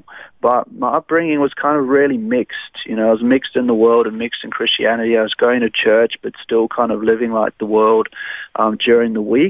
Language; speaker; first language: English; native; English